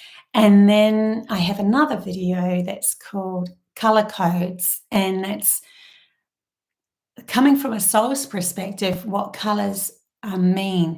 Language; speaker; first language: English; native; English